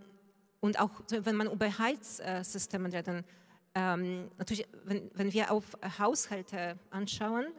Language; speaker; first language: German; non-native, fluent; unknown